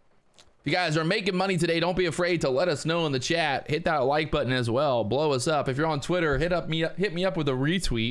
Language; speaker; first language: English; native; English